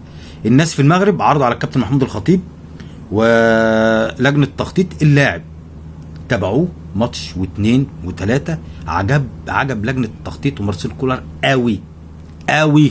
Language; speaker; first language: Arabic; native; Arabic